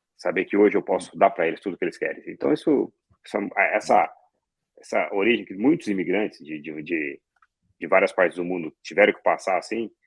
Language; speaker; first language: Portuguese; early bilingual, other home language; Arabic